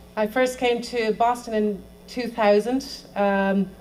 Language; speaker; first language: English; native; English